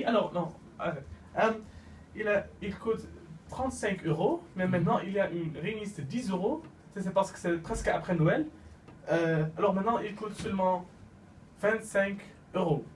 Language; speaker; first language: French; non-native, learner; Dutch